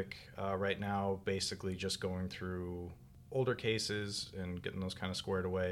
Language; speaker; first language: English; native; English